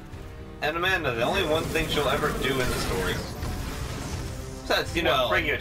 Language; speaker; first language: English; native; English